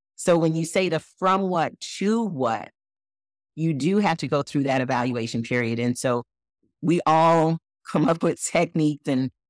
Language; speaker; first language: English; native; English